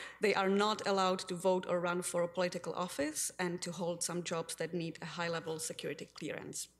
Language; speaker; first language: English; non-native, fluent; Czech